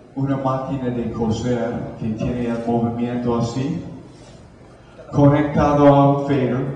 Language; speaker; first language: Spanish; non-native, fluent; English